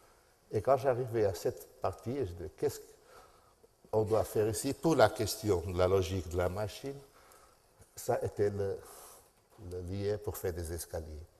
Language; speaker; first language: French; non-native, fluent; Portuguese